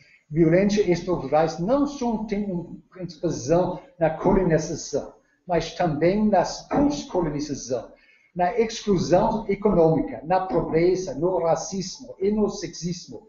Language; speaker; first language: Portuguese; non-native, learner; Danish